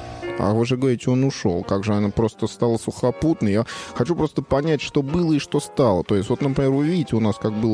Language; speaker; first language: Russian; native; Russian